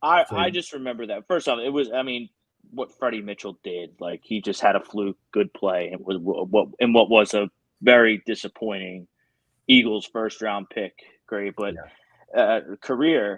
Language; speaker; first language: English; native; English